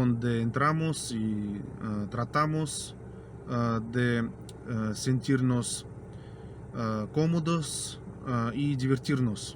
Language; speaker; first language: Spanish; non-native, fluent; Russian